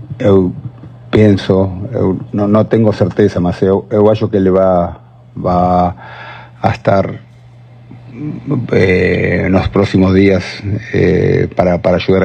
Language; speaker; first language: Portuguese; non-native, learner; Spanish